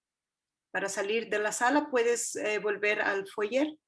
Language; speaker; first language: Spanish; non-native, fluent; Portuguese